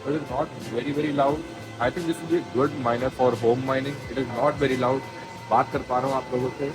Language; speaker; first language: English; non-native, local second language; Hindi